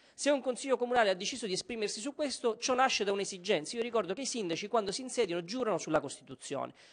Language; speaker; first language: Italian; native; Italian